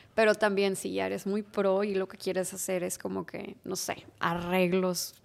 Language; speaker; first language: Spanish; native; Spanish